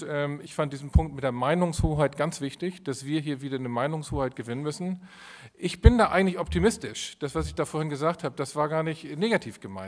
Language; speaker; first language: German; native; German